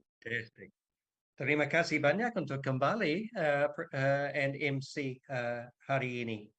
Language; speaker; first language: Indonesian; non-native, learner; English